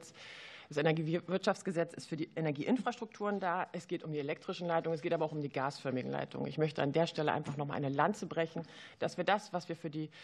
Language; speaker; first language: German; native; German